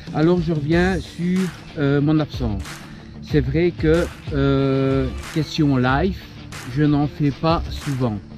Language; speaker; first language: French; native; French